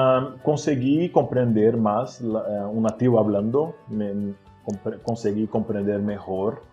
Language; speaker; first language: Spanish; non-native, fluent; Portuguese